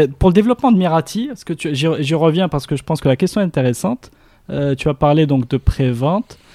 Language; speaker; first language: French; non-native, local second language; Arabic